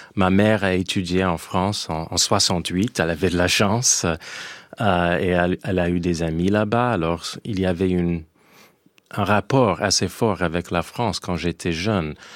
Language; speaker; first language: French; non-native, fluent; English